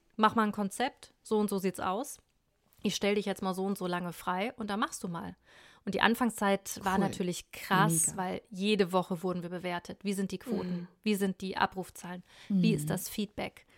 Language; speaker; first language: German; native; German